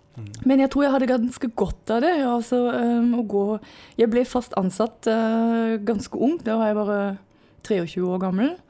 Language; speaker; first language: Norwegian; non-native, fluent; German